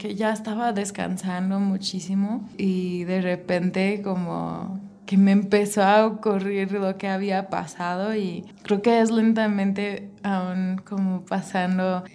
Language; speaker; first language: Spanish; non-native, fluent; English